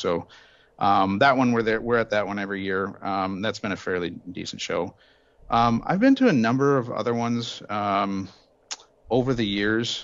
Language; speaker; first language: English; native; English